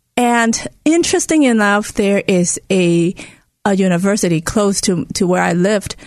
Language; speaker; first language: English; non-native, local second language; Cantonese